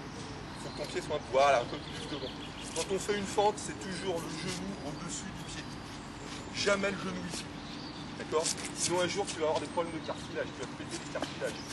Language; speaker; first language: French; native; French